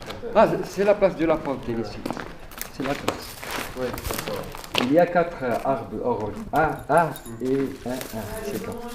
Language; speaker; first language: French; non-native, learner; Arabic